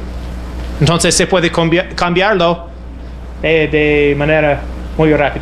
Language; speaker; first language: Spanish; non-native, fluent; English